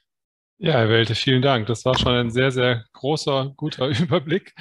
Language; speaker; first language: German; native; German